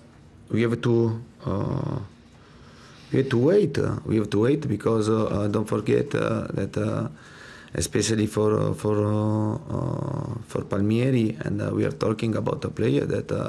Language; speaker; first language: English; non-native, fluent; Italian